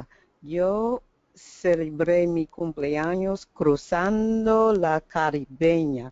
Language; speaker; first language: Spanish; non-native, learner; English